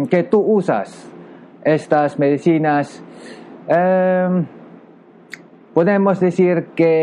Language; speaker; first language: Spanish; non-native, local second language; Filipino